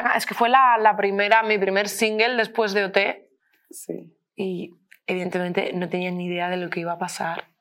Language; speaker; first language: Spanish; native; Spanish